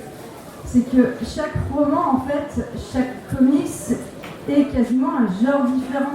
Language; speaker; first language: French; native; French